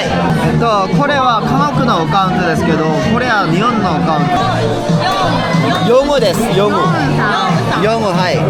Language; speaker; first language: Japanese; non-native, learner; Korean